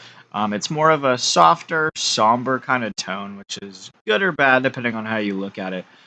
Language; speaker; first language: English; native; English